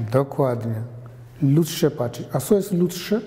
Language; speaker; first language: Polish; non-native, fluent; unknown